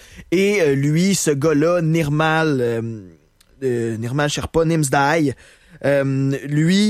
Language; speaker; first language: French; native; French